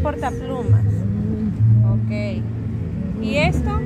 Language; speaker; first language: Spanish; native; Spanish